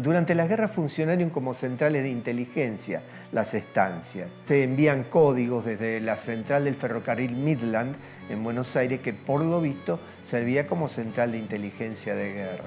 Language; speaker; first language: Spanish; native; Spanish